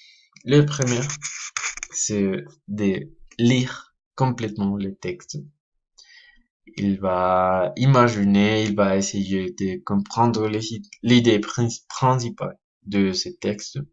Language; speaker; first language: French; non-native, learner; Spanish